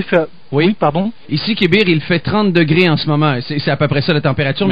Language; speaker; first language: French; native; French